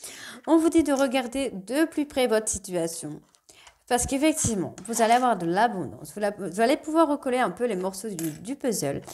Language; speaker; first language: French; native; French